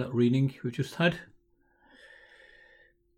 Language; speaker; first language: English; native; English